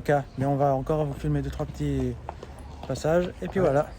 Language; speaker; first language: French; native; French